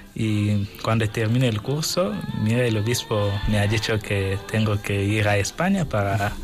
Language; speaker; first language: Spanish; non-native, fluent; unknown